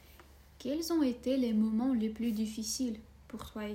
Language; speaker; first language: French; non-native, fluent; Russian